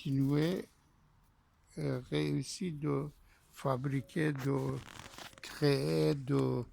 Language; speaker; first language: French; non-native, fluent; Persian